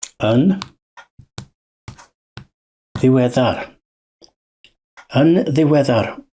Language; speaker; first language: Welsh; non-native, learner; English